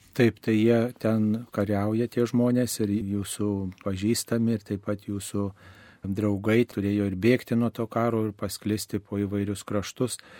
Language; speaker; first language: Lithuanian; native; Lithuanian